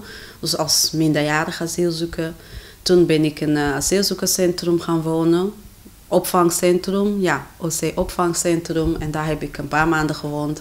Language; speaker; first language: Dutch; non-native, fluent; Kinyarwanda